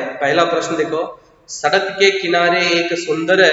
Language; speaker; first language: Hindi; non-native, local second language; Kannada